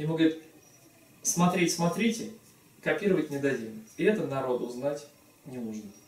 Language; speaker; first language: Russian; native; Russian